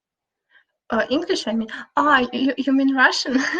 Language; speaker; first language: English; non-native, fluent; Russian